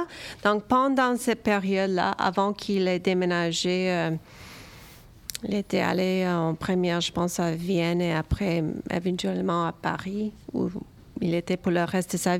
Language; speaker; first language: French; early bilingual, other home language; Romanian